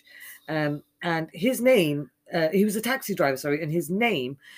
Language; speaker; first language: English; native; English